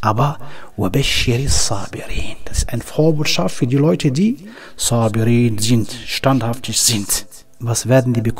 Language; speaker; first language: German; non-native, fluent; Arabic